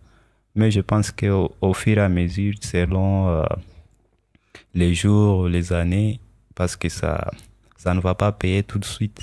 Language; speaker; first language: French; non-native, local second language; Swahili